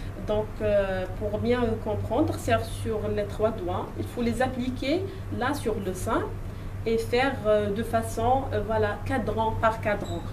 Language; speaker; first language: French; non-native, local second language; Arabic